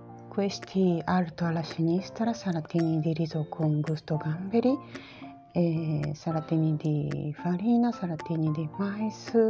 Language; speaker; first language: Italian; non-native, learner; Japanese